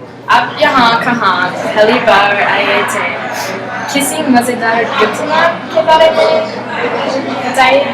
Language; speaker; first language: Hindi; non-native, learner; English